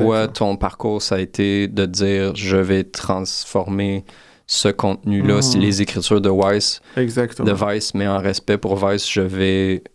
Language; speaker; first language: French; native; French